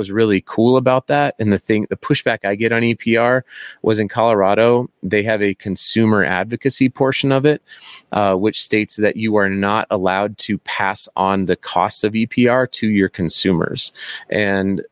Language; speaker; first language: English; native; English